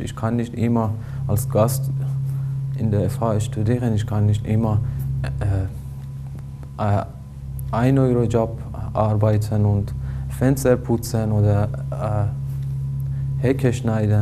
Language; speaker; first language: German; non-native, learner; Persian